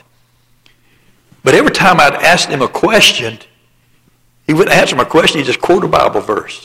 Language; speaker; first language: English; native; English